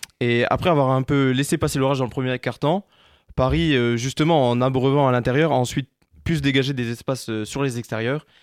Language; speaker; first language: French; native; French